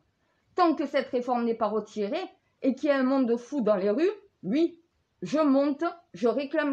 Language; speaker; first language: French; native; French